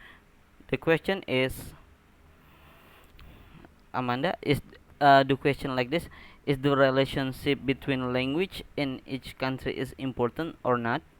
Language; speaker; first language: English; non-native, learner; Indonesian